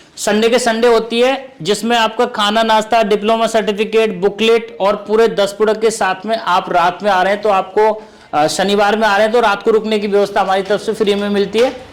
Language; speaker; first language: Hindi; native; Hindi